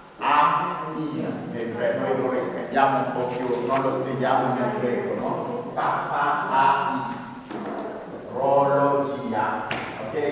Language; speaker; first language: Italian; non-native, fluent; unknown